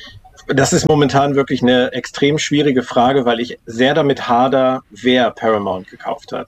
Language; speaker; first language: German; native; German